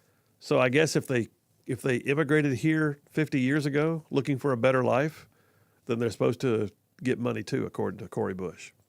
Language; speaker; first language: English; native; English